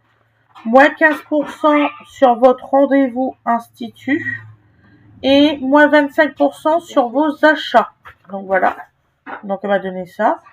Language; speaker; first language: French; native; French